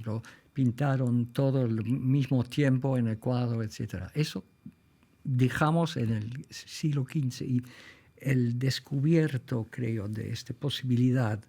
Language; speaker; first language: Spanish; non-native, fluent; Dutch